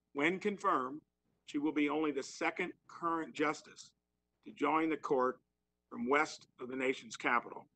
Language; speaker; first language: English; native; English